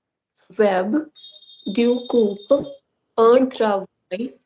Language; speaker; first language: French; non-native, learner; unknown